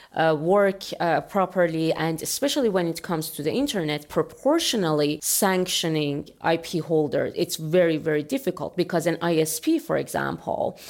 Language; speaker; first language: English; non-native, fluent; Persian